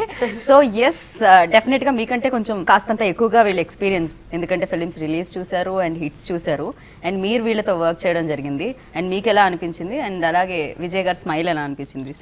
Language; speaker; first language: Telugu; native; Telugu